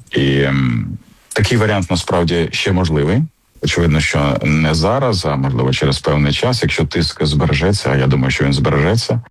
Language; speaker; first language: Ukrainian; native; Ukrainian